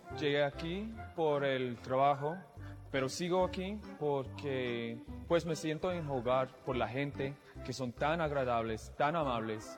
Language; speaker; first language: Spanish; non-native, fluent; English